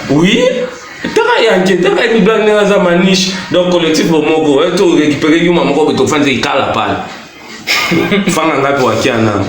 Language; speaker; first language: Lingala; native; Lingala